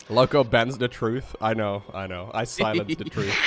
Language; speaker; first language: English; non-native, fluent; Dutch